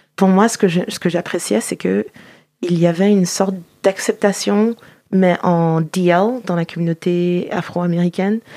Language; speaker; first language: French; native; French